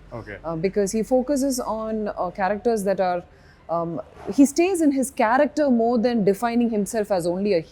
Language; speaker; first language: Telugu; non-native, fluent; Malayalam